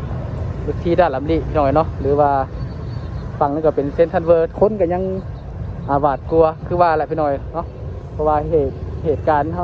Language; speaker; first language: Thai; non-native, local second language; Lao